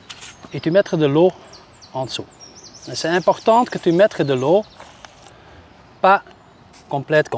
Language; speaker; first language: French; non-native, local second language; Dutch